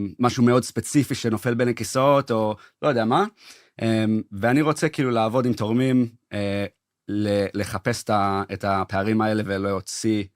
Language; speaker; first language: Hebrew; early bilingual, heritage; English